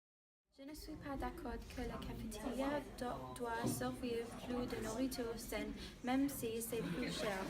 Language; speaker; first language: French; non-native, learner; English